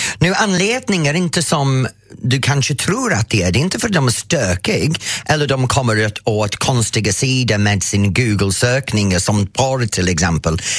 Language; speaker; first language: Swedish; non-native, fluent; English